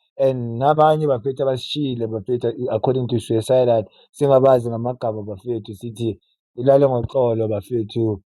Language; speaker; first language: Zulu; native; Zulu